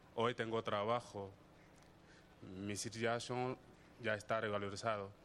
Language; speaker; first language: Spanish; non-native, fluent; Wolof